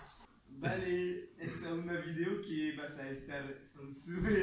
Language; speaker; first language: Spanish; non-native, learner; French